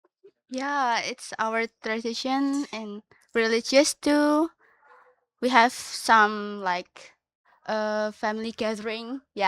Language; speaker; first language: English; non-native, learner; Indonesian